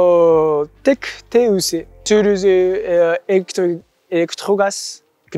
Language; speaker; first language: French; non-native, learner; Japanese